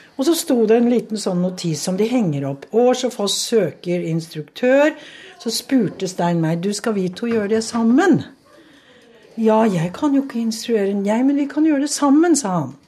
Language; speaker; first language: Norwegian; native; Norwegian